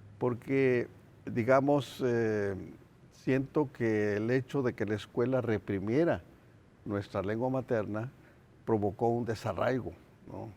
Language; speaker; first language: Spanish; non-native, local second language; Nahuatl languages